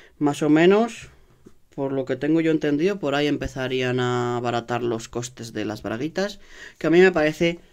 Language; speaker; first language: Spanish; native; Spanish